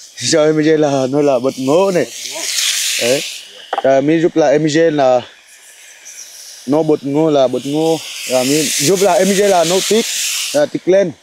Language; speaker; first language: Vietnamese; non-native, learner; Portuguese